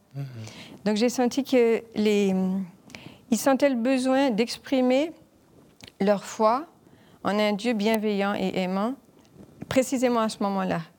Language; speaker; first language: French; native; French